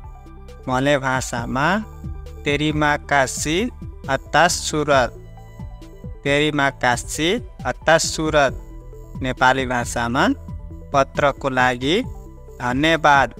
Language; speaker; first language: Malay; non-native, learner; Nepali